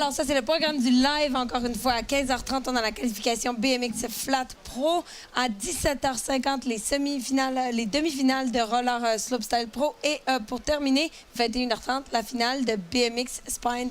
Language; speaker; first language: French; native; French